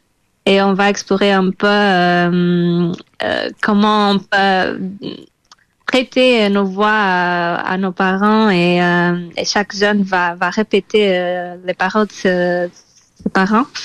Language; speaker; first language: French; non-native, fluent; Portuguese